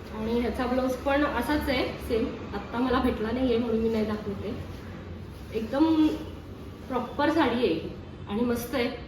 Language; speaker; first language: Marathi; non-native, local second language; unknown